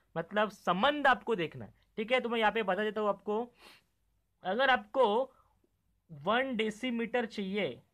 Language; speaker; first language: Hindi; non-native, local second language; Marathi